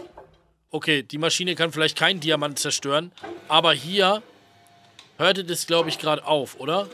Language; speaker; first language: German; native; German